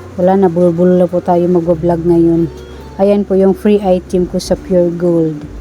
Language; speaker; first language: Filipino; non-native, local second language; Cebuano